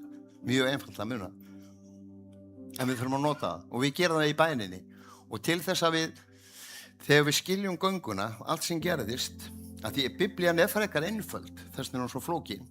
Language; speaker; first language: Icelandic; native; Icelandic